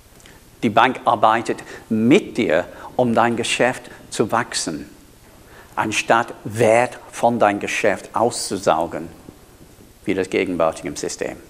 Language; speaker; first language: German; non-native, fluent; English